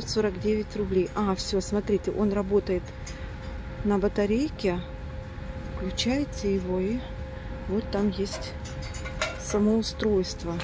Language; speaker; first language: Russian; native; Russian